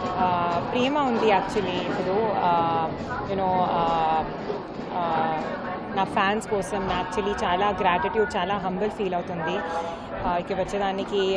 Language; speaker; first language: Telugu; non-native, learner; Hindi